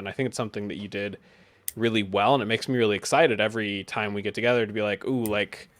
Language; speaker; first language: English; native; English